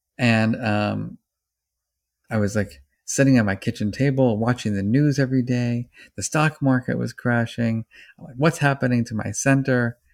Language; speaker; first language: English; native; English